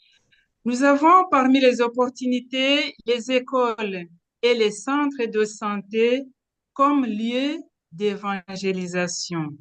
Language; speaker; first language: French; non-native, local second language; Kinyarwanda